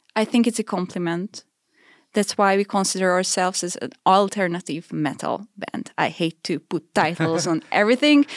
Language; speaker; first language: English; non-native, fluent; Hungarian